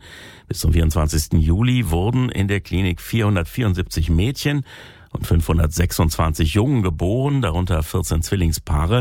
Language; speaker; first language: German; native; German